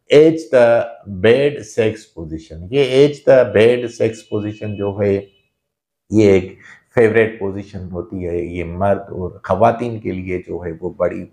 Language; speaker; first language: Urdu; non-native, local second language; Sindhi